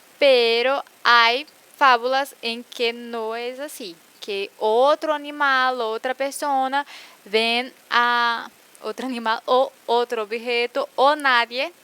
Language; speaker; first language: Spanish; non-native, fluent; Portuguese